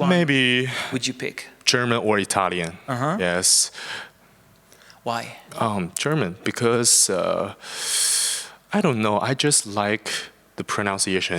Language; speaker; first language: English; non-native, fluent; Chinese